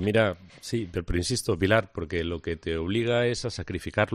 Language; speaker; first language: Spanish; native; Spanish